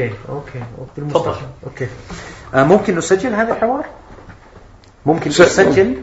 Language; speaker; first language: Arabic; non-native, fluent; Dutch